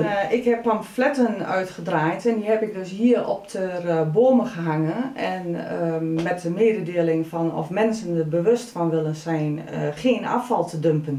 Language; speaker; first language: Dutch; native; Dutch